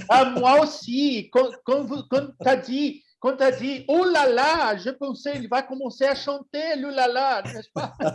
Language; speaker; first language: French; non-native, fluent; Portuguese